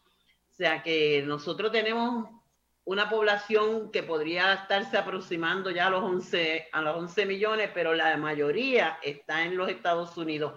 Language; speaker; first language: Spanish; native; Spanish